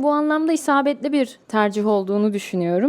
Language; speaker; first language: Turkish; native; Turkish